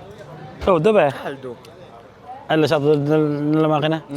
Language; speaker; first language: Italian; non-native, fluent; Filipino